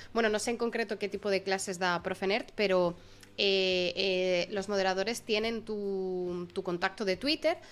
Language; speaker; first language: Spanish; native; Spanish